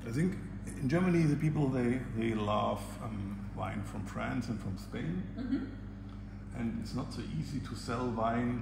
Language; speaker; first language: English; non-native, learner; German